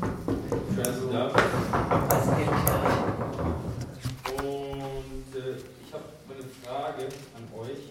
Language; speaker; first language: German; native; German